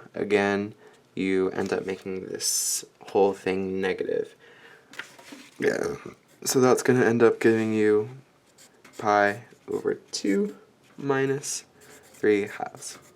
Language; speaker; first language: English; native; English